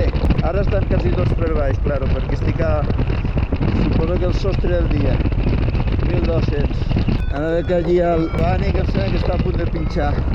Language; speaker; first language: Catalan; native; Catalan